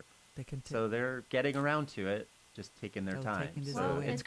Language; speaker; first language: English; native; English